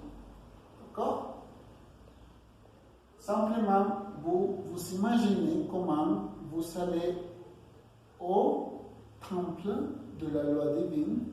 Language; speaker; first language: French; non-native, learner; Spanish